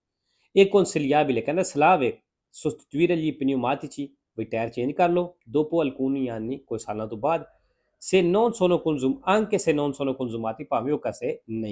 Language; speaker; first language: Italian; non-native, fluent; Punjabi